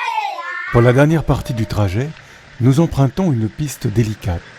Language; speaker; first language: French; native; French